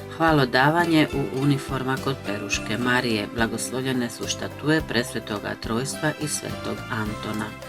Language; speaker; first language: Bosnian; early bilingual, heritage; Croatian